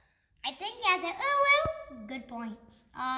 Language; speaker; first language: English; native; English